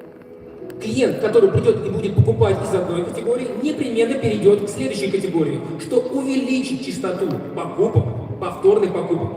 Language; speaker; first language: Russian; native; Russian